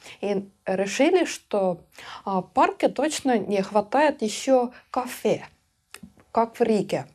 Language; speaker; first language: Russian; non-native, local second language; Estonian